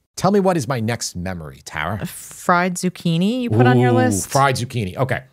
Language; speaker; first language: English; native; English